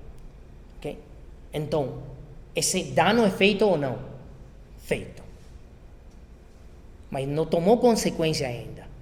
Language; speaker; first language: Portuguese; non-native, fluent; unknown